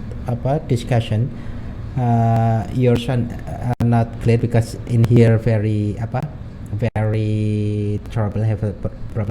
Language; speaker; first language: English; non-native, learner; Indonesian